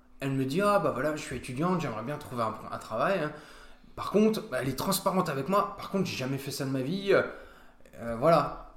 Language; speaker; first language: French; native; French